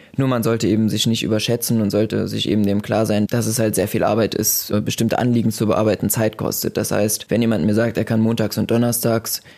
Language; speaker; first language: German; native; German